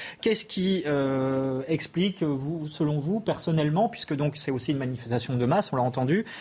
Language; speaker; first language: French; native; French